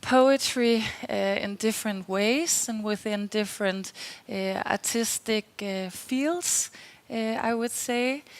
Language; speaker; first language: English; non-native, fluent; Danish